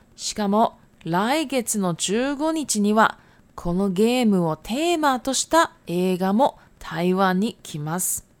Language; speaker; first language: Japanese; non-native, fluent; Chinese